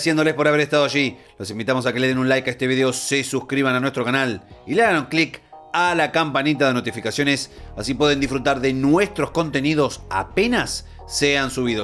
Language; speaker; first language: Spanish; native; Spanish